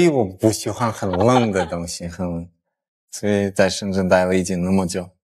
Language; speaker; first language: Chinese; non-native, fluent; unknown